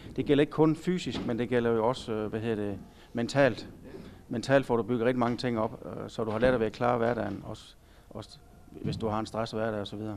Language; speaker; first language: Danish; native; Danish